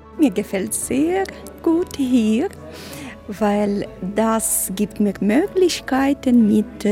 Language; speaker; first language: German; non-native, learner; Ukrainian